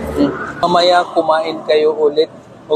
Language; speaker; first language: Filipino; non-native, learner; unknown